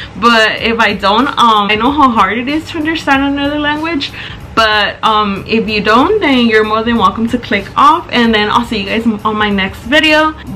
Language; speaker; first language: English; early bilingual, other home language; Spanish